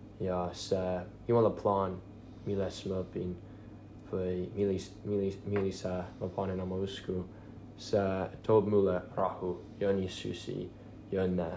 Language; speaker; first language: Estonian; non-native, fluent; English